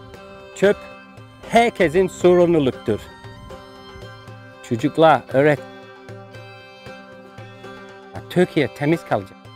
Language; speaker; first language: Turkish; non-native, learner; English